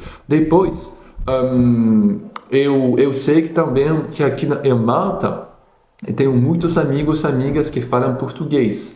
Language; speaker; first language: Portuguese; non-native, fluent; French